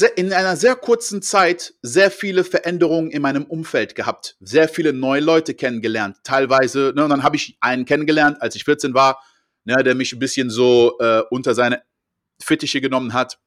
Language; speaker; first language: German; early bilingual, other home language; French